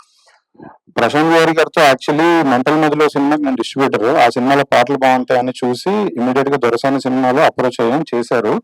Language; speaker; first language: Telugu; native; Telugu